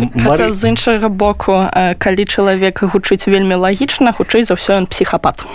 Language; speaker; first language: Belarusian; non-native, local second language; Russian